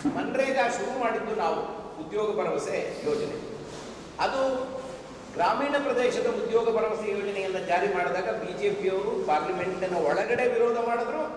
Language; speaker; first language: Kannada; native; Kannada